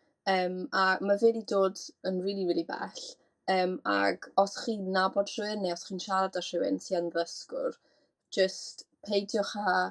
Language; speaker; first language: Welsh; native; Welsh